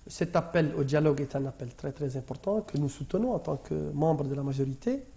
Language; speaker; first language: French; non-native, local second language; Arabic